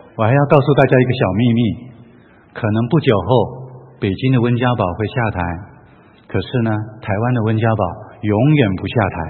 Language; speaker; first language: Chinese; non-native, local second language; Hakka Chinese